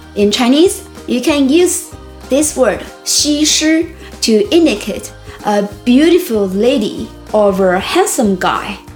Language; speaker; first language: English; non-native, fluent; Chinese